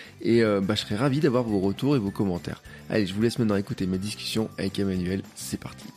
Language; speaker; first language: French; native; French